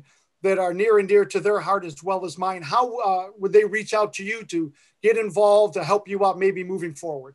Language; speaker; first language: English; native; English